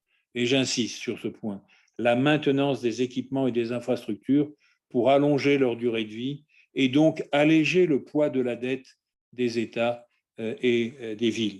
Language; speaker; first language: French; native; French